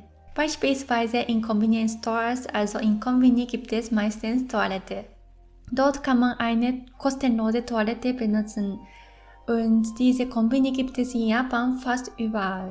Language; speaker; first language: German; non-native, fluent; Japanese